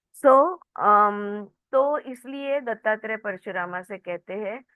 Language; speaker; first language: Hindi; non-native, local second language; Marathi